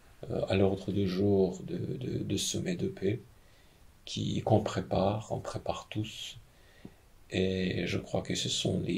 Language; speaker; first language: French; non-native, fluent; Ukrainian